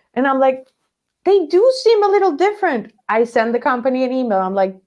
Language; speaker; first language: English; non-native, fluent; Spanish